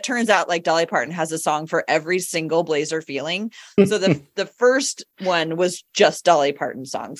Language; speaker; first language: English; native; English